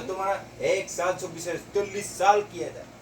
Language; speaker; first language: Hindi; non-native, learner; Bangla